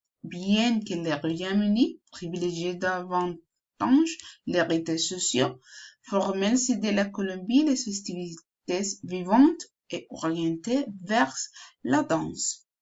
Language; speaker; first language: French; non-native, learner; Spanish